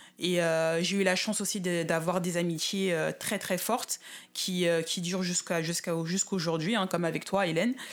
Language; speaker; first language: French; native; French